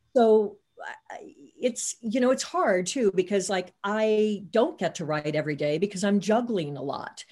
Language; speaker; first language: English; native; English